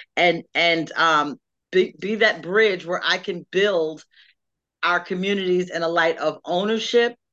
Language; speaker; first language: English; native; English